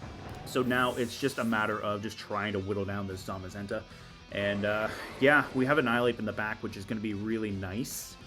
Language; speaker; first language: English; native; English